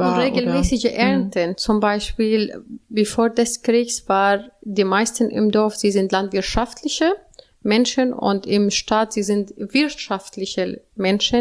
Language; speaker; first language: German; non-native, learner; Arabic